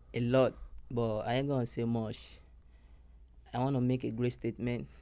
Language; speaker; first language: English; non-native, local second language; Yoruba